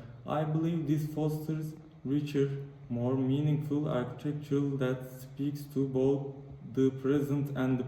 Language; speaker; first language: English; non-native, learner; Turkish